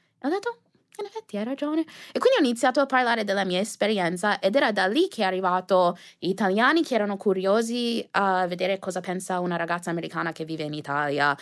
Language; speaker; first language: Italian; non-native, fluent; English